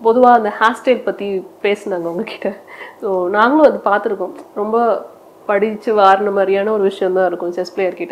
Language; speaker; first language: Tamil; native; Tamil